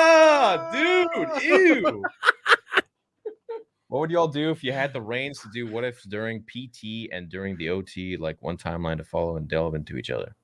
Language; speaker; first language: English; native; English